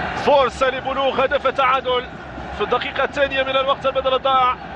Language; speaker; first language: Arabic; native; Arabic